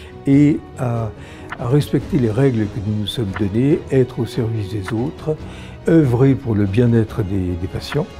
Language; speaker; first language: French; native; French